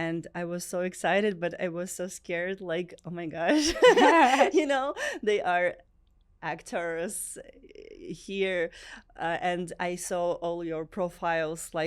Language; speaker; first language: English; non-native, learner; Ukrainian